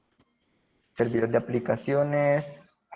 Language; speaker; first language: Spanish; native; Spanish